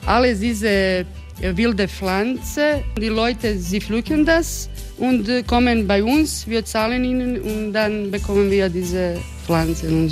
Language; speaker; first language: German; non-native, fluent; Croatian